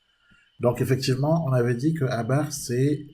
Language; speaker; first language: French; native; French